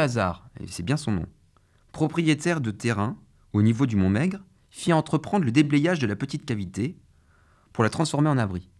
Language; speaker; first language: French; native; French